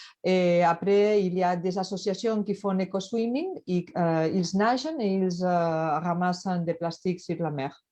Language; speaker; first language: French; non-native, learner; Catalan